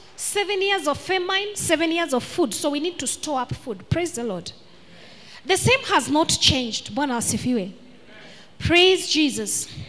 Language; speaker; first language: English; non-native, local second language; Swahili